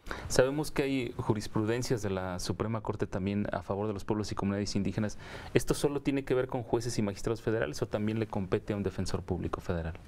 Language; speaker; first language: Spanish; native; Spanish